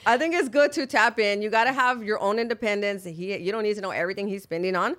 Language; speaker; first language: English; early bilingual, other home language; Spanish